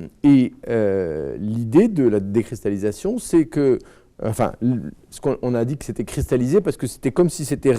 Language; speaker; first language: French; native; French